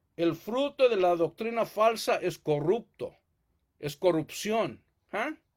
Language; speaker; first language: Spanish; early bilingual, heritage; Spanish